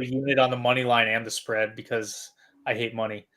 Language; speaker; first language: English; native; English